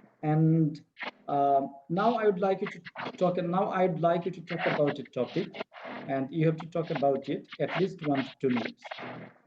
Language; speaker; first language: English; non-native, fluent; Bangla